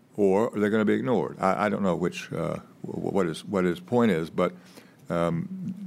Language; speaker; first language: English; native; English